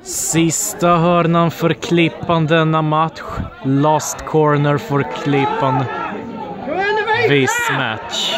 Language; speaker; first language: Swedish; early bilingual, other home language; Polish